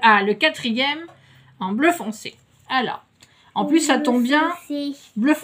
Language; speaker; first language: French; native; French